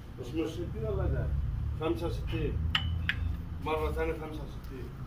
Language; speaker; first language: Arabic; non-native, local second language; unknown